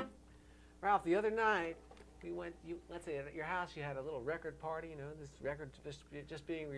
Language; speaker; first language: English; native; English